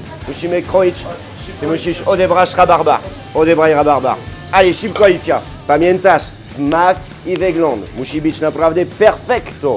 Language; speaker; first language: Polish; non-native, learner; French